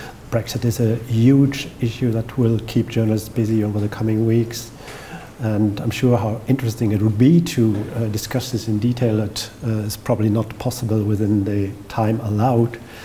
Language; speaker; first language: English; non-native, fluent; German